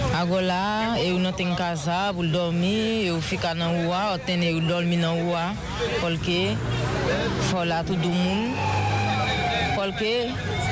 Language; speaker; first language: Portuguese; non-native, learner; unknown